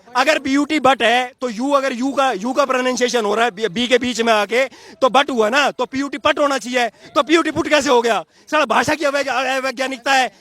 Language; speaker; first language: Hindi; native; Hindi